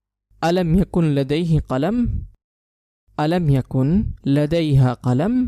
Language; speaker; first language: Arabic; non-native, fluent; Urdu